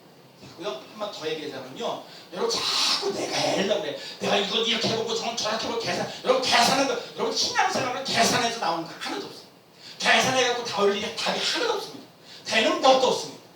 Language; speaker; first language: Korean; native; Korean